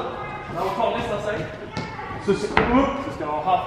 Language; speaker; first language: Swedish; native; Swedish